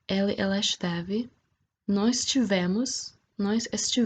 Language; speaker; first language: Portuguese; non-native, fluent; English